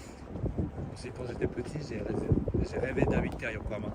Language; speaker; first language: French; non-native, learner; Japanese